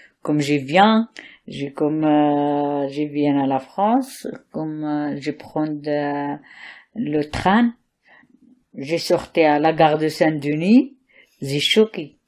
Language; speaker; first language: French; non-native, learner; Arabic